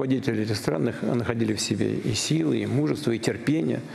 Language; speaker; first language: Russian; native; Russian